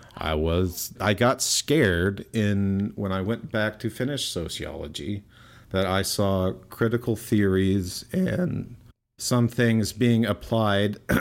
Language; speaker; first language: English; native; English